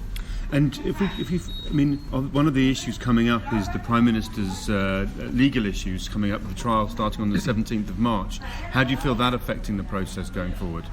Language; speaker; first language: English; native; English